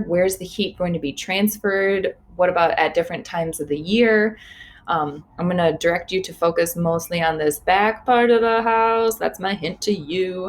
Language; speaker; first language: English; native; English